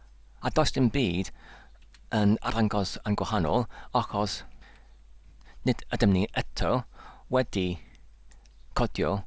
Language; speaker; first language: Welsh; non-native, learner; English